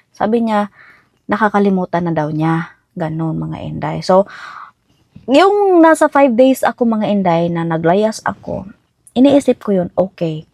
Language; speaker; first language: Filipino; non-native, local second language; Cebuano